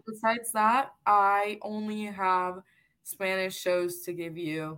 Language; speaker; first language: English; non-native, local second language; Spanish